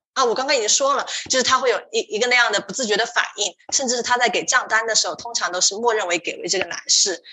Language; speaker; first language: Chinese; native; Chinese